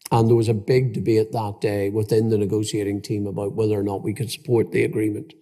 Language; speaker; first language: English; native; English